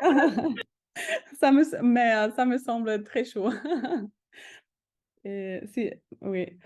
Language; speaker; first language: French; non-native, fluent; German